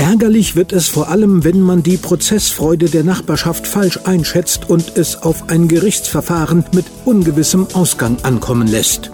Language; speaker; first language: German; native; German